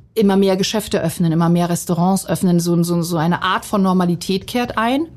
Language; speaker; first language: German; early bilingual, other home language; Bosnian